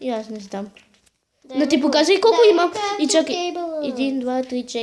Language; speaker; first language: Bulgarian; native; Bulgarian